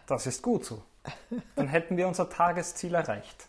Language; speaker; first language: German; native; German